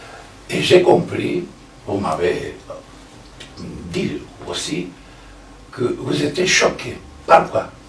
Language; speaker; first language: French; non-native, fluent; Romanian